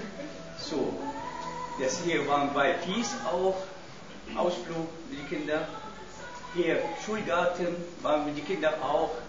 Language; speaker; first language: German; non-native, learner; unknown